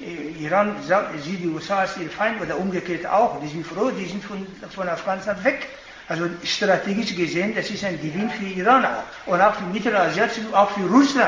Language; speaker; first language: German; non-native, fluent; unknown